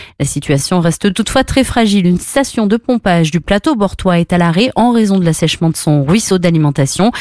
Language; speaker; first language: French; native; French